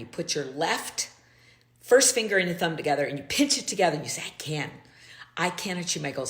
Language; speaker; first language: English; native; English